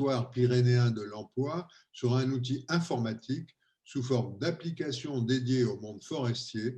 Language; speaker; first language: French; native; French